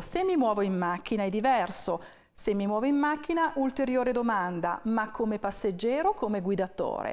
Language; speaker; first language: Italian; native; Italian